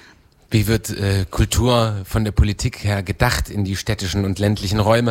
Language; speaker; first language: German; native; German